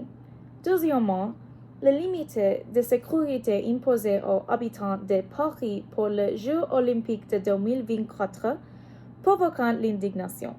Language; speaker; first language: French; non-native, learner; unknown